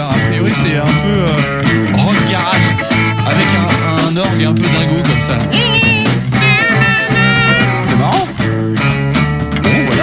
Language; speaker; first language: French; native; French